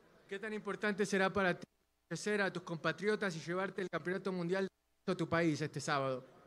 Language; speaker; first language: Spanish; native; Spanish